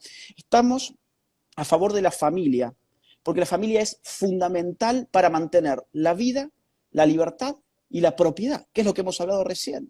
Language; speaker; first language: Spanish; native; Spanish